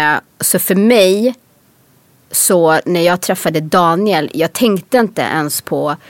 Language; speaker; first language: Swedish; native; Swedish